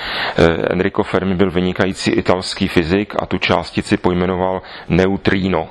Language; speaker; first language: Czech; native; Czech